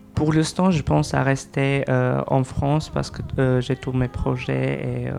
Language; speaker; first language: French; non-native, fluent; Albanian